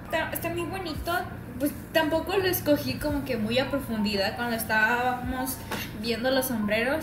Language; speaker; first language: Spanish; native; Spanish